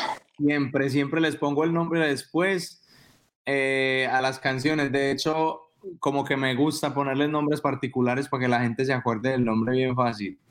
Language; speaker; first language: Spanish; native; Spanish